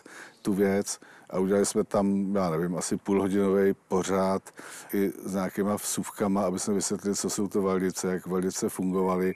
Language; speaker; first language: Czech; native; Czech